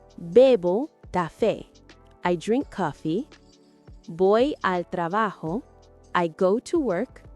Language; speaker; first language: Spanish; non-native, fluent; English